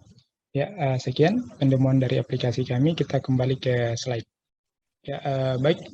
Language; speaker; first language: Indonesian; native; Indonesian